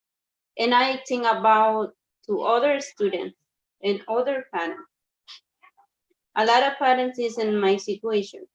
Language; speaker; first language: English; non-native, learner; Spanish